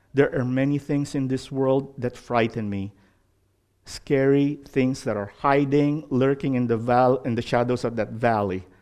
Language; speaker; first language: English; non-native, local second language; Filipino